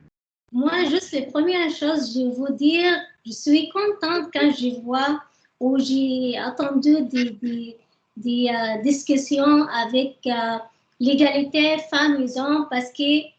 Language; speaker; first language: French; non-native, learner; Arabic